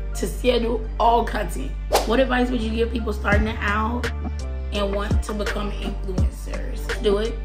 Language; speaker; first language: English; native; English